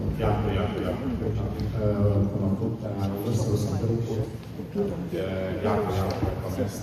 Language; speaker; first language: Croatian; non-native, fluent; Russian